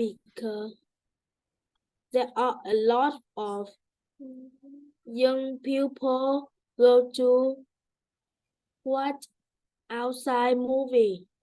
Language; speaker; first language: English; non-native, learner; Vietnamese